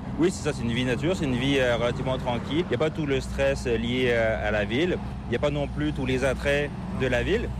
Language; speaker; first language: French; native; French